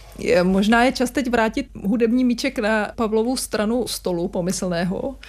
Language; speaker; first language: Czech; native; Czech